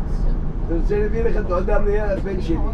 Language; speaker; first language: Hebrew; non-native, local second language; Arabic